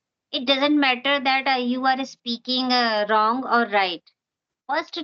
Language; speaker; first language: English; non-native, local second language; Hindi